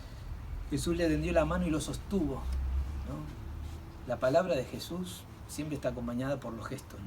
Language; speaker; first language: Spanish; native; Spanish